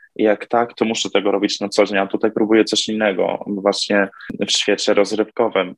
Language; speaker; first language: Polish; early bilingual, heritage; Polish